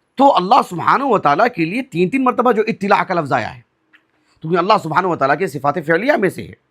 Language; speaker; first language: Urdu; native; Urdu